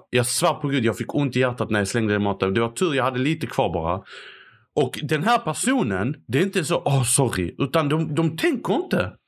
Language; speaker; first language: Swedish; early bilingual, other home language; Arabic